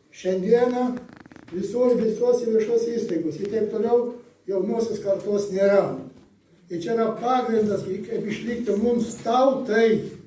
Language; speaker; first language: Lithuanian; native; Lithuanian